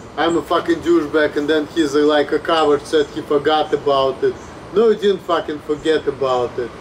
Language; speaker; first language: English; non-native, fluent; Russian